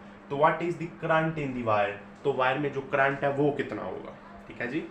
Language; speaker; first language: Hindi; non-native, local second language; Punjabi